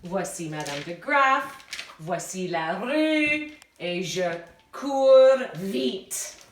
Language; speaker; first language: French; non-native, fluent; English